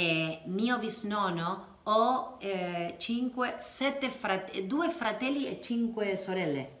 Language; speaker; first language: Italian; non-native, learner; Spanish